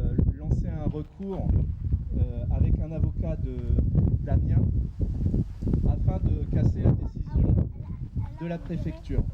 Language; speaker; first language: French; native; French